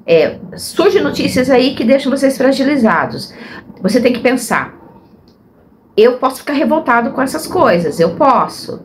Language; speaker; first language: Portuguese; native; Portuguese